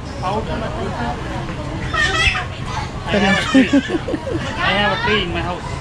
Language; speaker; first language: English; non-native, learner; Sinhala